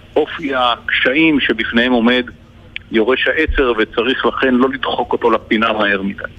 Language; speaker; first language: Hebrew; native; Hebrew